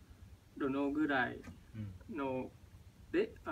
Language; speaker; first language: Japanese; non-native, learner; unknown